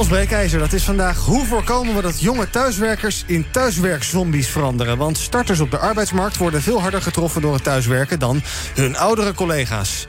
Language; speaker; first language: Dutch; native; Dutch